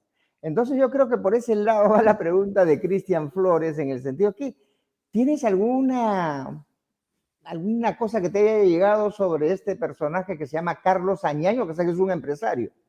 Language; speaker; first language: Spanish; native; Spanish